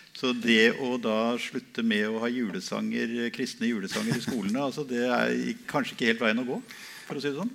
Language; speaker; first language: Norwegian; native; Norwegian